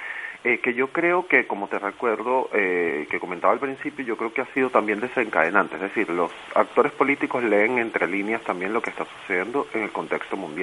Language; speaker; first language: Spanish; native; Spanish